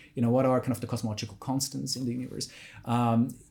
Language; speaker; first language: English; non-native, fluent; German